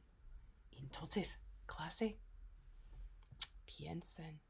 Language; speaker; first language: Spanish; non-native, fluent; English